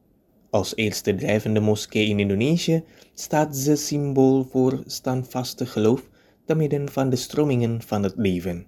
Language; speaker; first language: Dutch; non-native, fluent; Indonesian